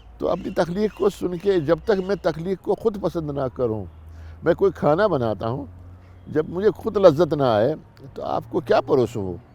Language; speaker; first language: Urdu; non-native, local second language; Kashmiri